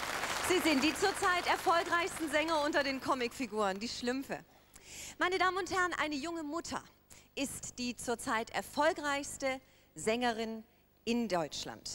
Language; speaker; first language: German; native; German